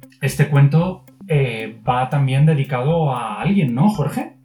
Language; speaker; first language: Spanish; native; Spanish